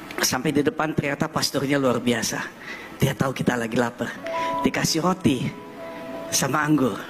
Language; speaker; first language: Indonesian; early bilingual, heritage; German